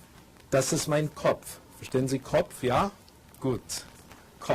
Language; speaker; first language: German; non-native, fluent; English